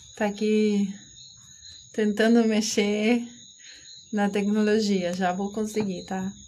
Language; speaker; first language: Portuguese; non-native, fluent; Spanish